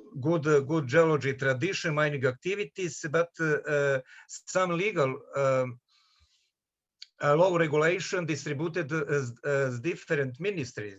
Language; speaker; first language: English; non-native, learner; Serbian